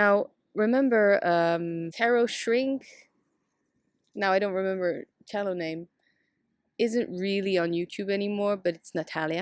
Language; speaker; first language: English; non-native, fluent; Dutch